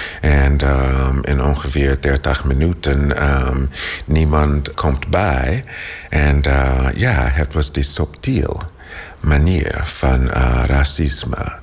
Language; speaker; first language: Dutch; non-native, learner; English